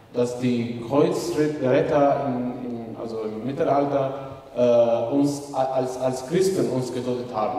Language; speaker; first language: German; non-native, fluent; Arabic